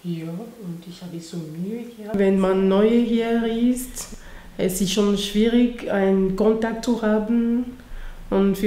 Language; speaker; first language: German; non-native, learner; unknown